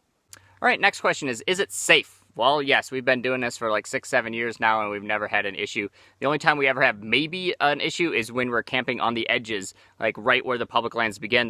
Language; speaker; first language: English; native; English